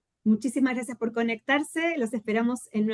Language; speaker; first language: Spanish; native; Spanish